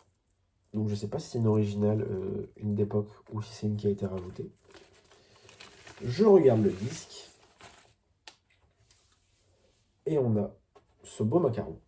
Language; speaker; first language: French; native; French